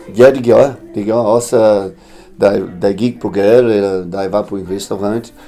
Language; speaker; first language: Danish; non-native, fluent; Portuguese